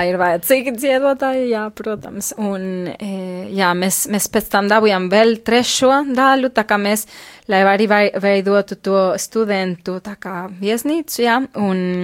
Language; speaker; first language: Latvian; non-native, fluent; Spanish